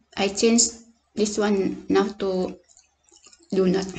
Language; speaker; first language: English; non-native, local second language; Cebuano